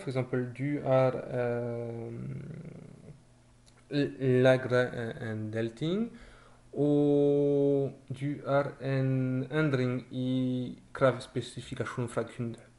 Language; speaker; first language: Norwegian; non-native, fluent; French